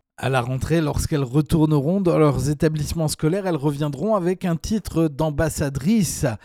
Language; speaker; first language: French; native; French